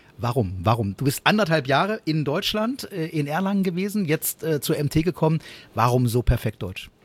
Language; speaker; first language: German; native; German